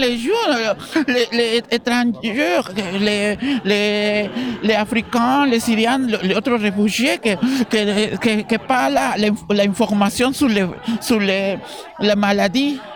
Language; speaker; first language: French; non-native, learner; Spanish